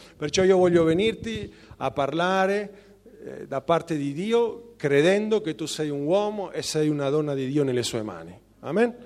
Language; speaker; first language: Italian; non-native, fluent; Spanish